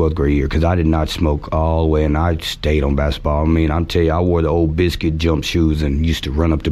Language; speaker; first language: English; native; English